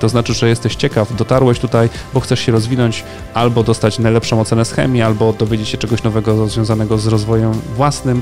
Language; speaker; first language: Polish; native; Polish